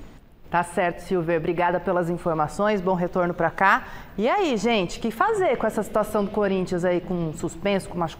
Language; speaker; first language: Portuguese; native; Portuguese